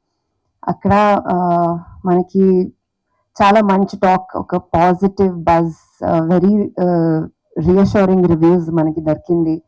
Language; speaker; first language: Telugu; non-native, fluent; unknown